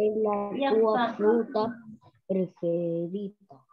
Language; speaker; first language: Italian; non-native, learner; Spanish